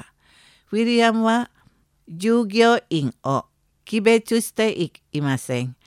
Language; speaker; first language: Japanese; non-native, fluent; Indonesian